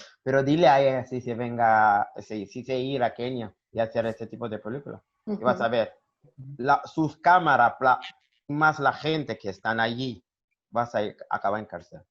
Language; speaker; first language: Spanish; non-native, learner; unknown